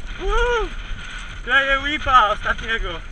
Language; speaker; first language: Polish; native; Polish